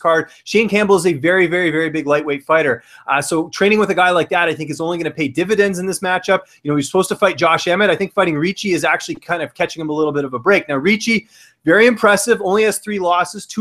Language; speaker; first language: English; native; English